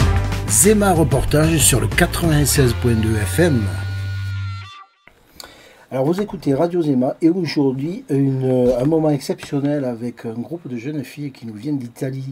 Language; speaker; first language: French; native; French